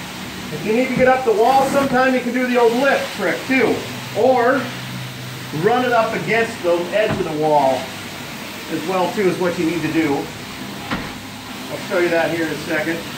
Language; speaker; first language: English; native; English